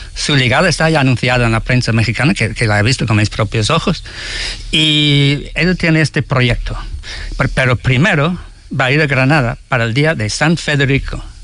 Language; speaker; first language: Spanish; non-native, fluent; English